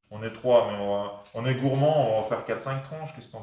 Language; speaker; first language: French; native; French